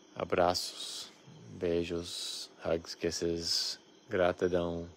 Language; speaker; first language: Portuguese; non-native, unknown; English